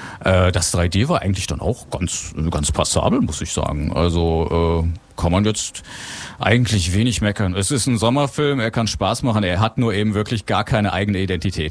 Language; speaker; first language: German; native; German